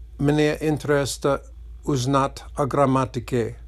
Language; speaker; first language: Russian; non-native, learner; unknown